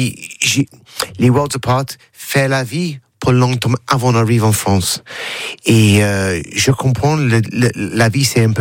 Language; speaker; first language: French; non-native, learner; English